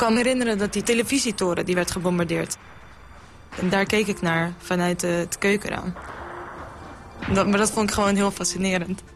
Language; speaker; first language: Dutch; early bilingual, other home language; Bosnian